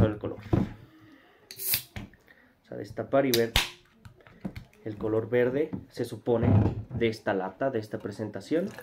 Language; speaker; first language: Spanish; native; Spanish